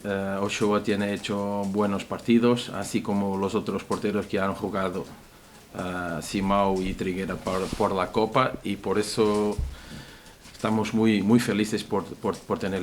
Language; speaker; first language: Spanish; non-native, fluent; Portuguese